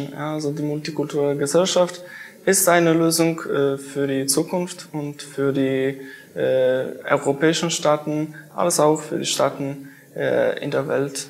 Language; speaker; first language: German; non-native, fluent; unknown